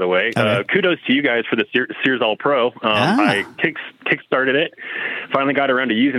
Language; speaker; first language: English; native; English